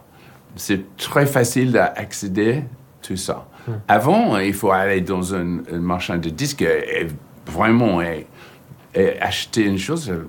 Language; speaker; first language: French; non-native, fluent; English